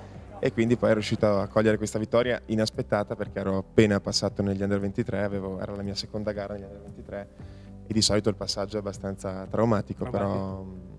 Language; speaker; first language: Italian; native; Italian